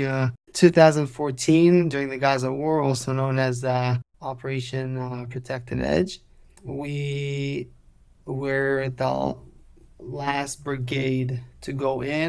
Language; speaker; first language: English; non-native, fluent; Hebrew